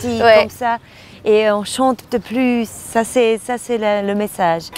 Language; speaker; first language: French; non-native, learner; German